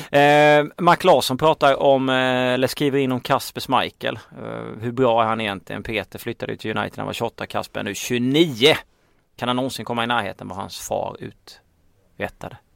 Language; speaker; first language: Swedish; native; Swedish